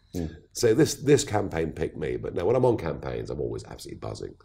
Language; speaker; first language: English; native; English